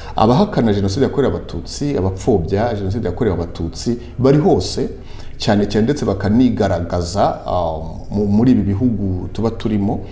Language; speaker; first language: Kinyarwanda; native; Kinyarwanda